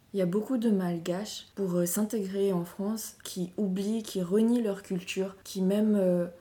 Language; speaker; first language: French; non-native, local second language; Malagasy